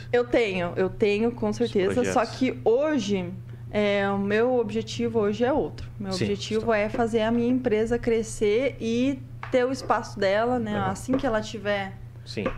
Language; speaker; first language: Portuguese; native; Portuguese